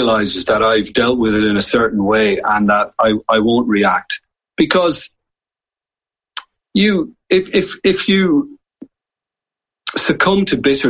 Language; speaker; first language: English; native; English